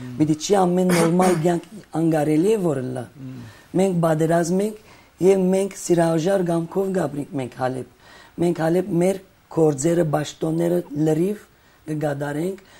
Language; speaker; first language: Armenian; early bilingual, heritage; Armenian